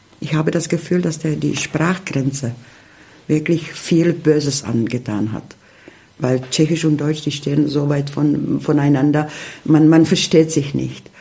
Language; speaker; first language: German; non-native, fluent; Czech